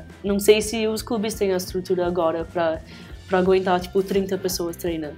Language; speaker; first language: Portuguese; early bilingual, heritage; English